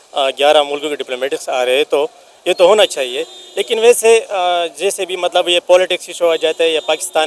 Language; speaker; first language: Hindi; non-native, local second language; Pashto